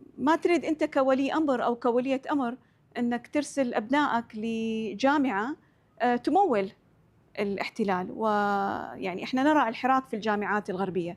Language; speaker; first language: Arabic; native; Arabic